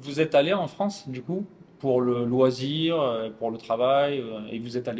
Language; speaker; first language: French; native; French